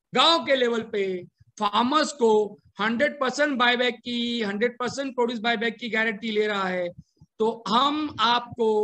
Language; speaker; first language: Hindi; non-native, local second language; Marathi